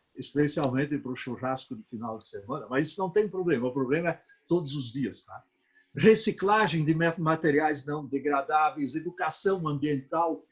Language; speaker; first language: Portuguese; native; Portuguese